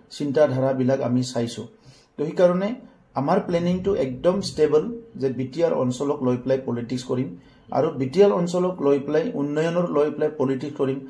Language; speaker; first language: Assamese; non-native, local second language; Bodo